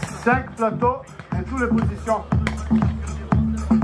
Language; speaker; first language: French; non-native, learner; Italian